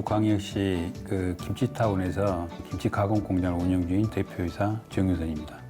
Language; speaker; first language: Korean; native; Korean